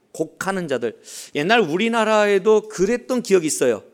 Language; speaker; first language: Korean; native; Korean